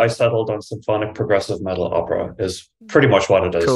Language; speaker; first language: English; native; English